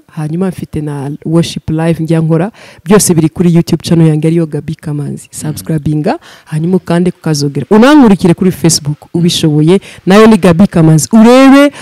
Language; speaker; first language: Kinyarwanda; early bilingual, heritage; Kinyarwanda